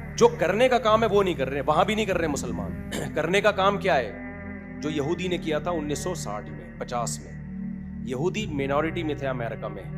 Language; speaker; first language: Urdu; native; Urdu